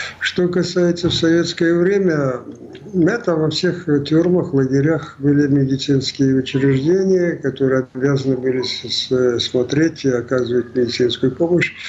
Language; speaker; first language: Russian; non-native, local second language; Crimean Tatar